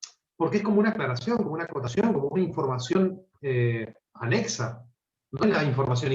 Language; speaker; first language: Spanish; native; Spanish